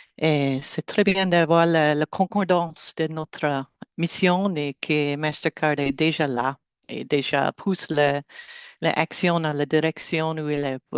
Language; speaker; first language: French; non-native, learner; English